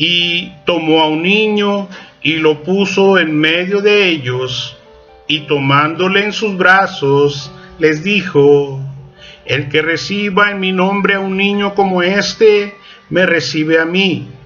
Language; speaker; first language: Spanish; native; Spanish